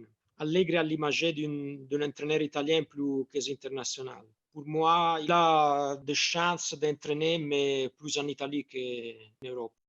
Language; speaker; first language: French; non-native, fluent; Italian